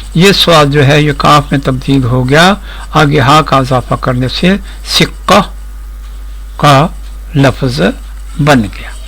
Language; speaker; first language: Urdu; non-native, local second language; Punjabi